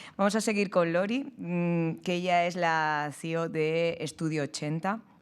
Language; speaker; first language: Spanish; native; Spanish